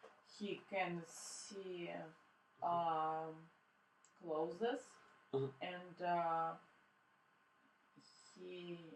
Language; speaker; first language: English; non-native, learner; Russian